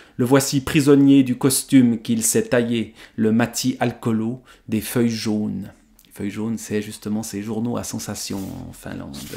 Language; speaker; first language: French; native; French